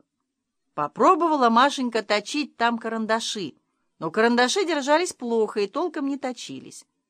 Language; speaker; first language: Russian; native; Russian